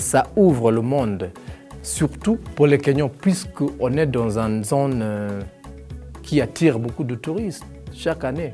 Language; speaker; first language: French; non-native, fluent; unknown